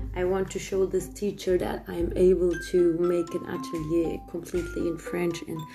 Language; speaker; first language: English; non-native, fluent; German